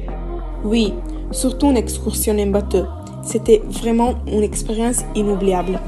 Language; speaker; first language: French; non-native, learner; Italian